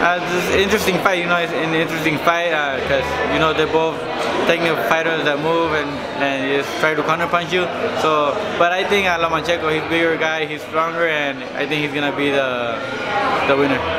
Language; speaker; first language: English; early bilingual, other home language; Spanish